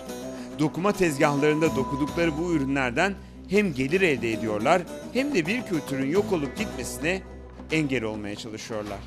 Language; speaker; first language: Turkish; native; Turkish